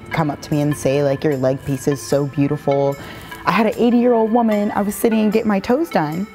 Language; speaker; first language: English; native; English